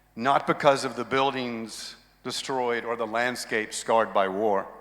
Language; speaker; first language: English; native; English